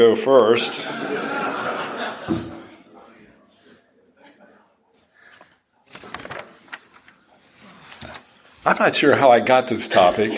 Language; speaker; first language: English; native; English